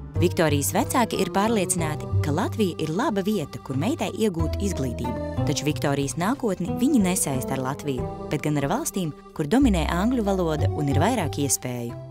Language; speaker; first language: Latvian; native; Latvian